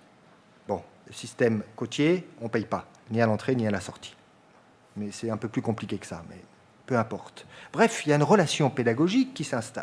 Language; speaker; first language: French; native; French